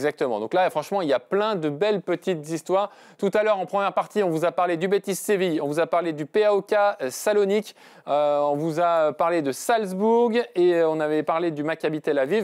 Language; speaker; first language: French; native; French